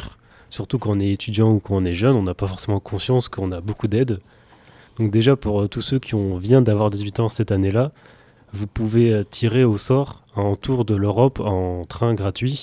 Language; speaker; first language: French; native; French